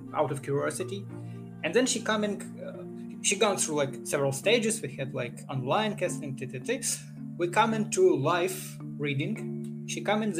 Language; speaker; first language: English; non-native, fluent; Ukrainian